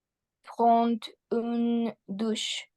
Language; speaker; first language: French; non-native, learner; Spanish